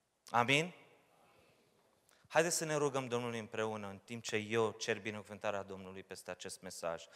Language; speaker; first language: Romanian; early bilingual, heritage; Romanian